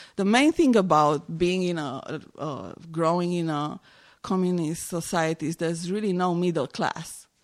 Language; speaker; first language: English; non-native, fluent; Romanian